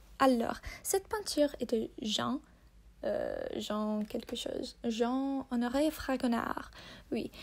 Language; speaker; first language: French; non-native, learner; English